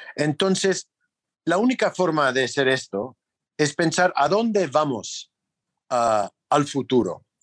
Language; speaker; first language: Spanish; non-native, fluent; English